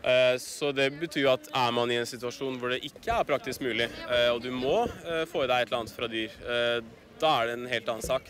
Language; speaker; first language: Norwegian; native; Norwegian